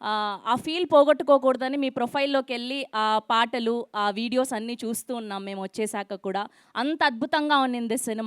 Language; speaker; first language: Telugu; native; Telugu